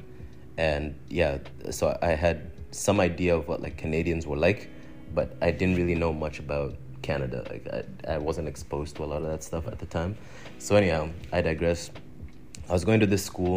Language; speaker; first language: English; non-native, local second language; Swahili